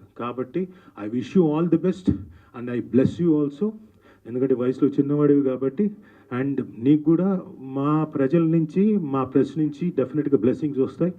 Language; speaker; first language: Telugu; native; Telugu